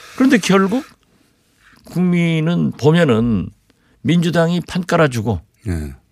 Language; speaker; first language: Korean; native; Korean